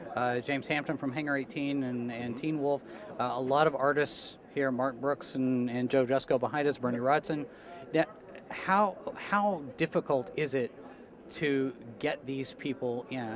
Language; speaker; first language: English; native; English